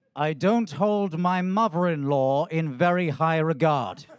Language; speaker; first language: English; native; English